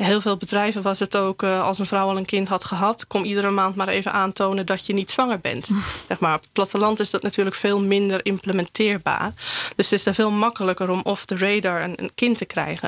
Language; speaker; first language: Dutch; native; Dutch